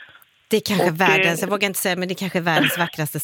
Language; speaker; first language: Swedish; native; Swedish